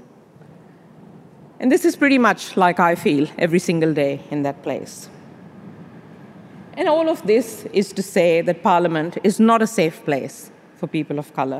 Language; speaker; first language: English; non-native, local second language; Urdu